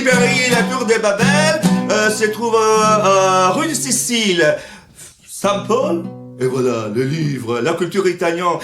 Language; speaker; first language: French; non-native, fluent; Italian